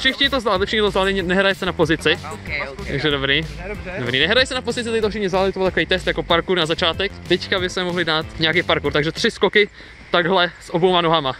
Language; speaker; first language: Czech; native; Czech